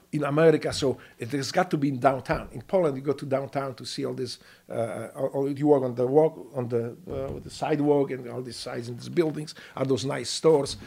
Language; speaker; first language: English; non-native, fluent; Polish